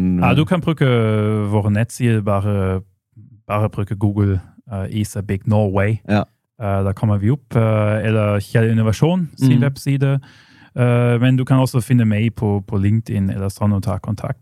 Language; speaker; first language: Norwegian; non-native, fluent; German